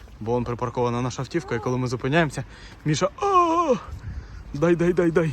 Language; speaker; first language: Ukrainian; non-native, local second language; Russian